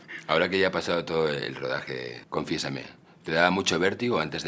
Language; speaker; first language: Spanish; native; Spanish